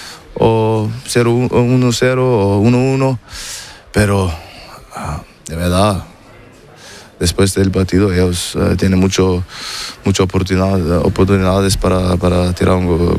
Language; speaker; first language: Spanish; non-native, learner; German